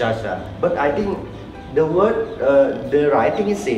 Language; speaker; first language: English; non-native, learner; Indonesian